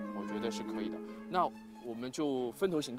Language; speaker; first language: Chinese; native; Chinese